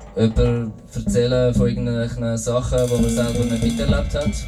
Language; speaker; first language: German; native; German